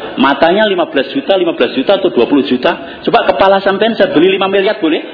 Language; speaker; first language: Indonesian; non-native, local second language; Javanese